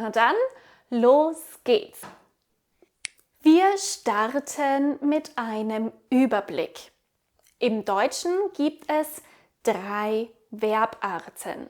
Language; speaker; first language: German; native; German